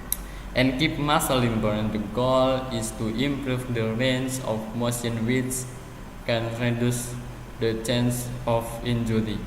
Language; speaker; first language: English; non-native, learner; Indonesian